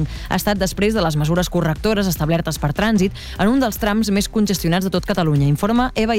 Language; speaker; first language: Catalan; native; Catalan